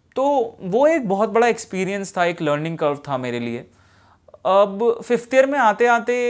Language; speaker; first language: Hindi; native; Hindi